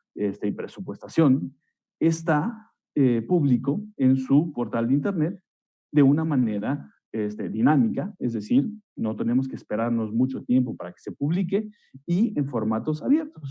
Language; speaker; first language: Spanish; native; Spanish